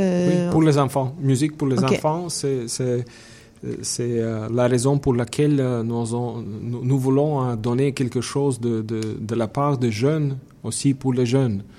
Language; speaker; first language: French; non-native, fluent; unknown